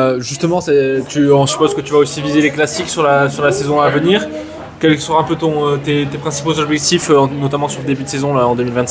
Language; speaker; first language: French; native; French